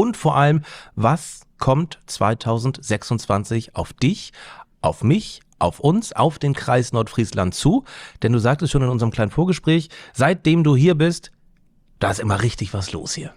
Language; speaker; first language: German; native; German